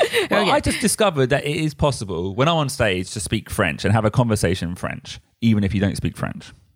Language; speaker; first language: English; native; English